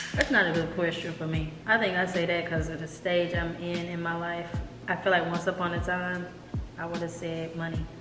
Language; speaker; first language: English; native; English